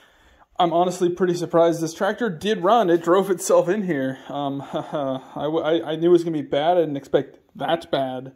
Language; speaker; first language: English; native; English